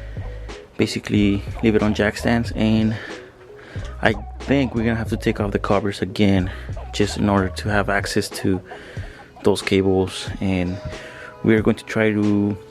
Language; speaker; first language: English; native; English